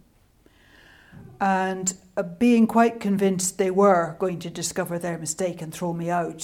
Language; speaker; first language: English; native; English